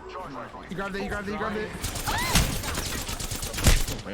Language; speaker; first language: English; native; English